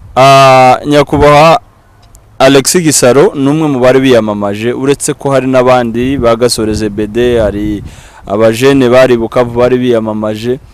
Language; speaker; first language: Kinyarwanda; native; Kinyarwanda